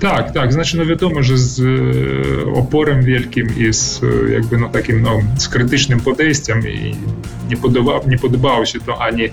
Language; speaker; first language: Polish; early bilingual, heritage; Polish